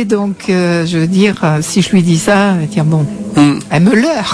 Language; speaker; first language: French; native; French